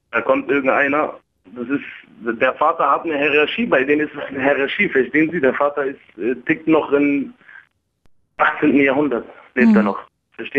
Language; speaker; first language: German; early bilingual, other home language; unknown